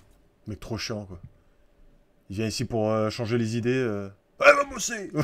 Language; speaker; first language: French; native; French